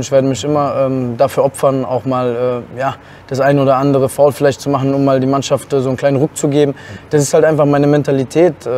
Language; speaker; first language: German; native; German